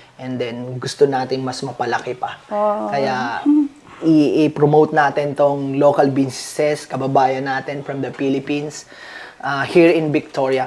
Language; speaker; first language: Filipino; native; Filipino